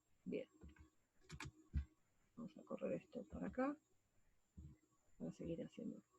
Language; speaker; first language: Spanish; native; Spanish